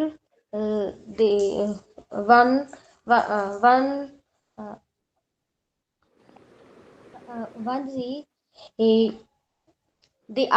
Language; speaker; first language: German; non-native, learner; Hindi